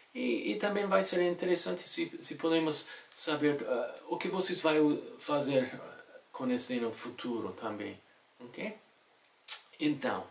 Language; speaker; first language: Portuguese; non-native, fluent; English